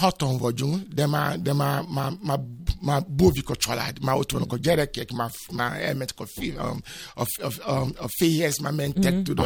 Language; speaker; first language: Hungarian; non-native, fluent; Yoruba